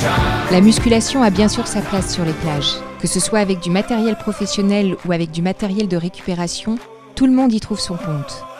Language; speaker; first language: French; native; French